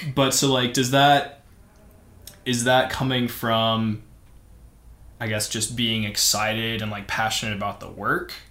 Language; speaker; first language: English; native; English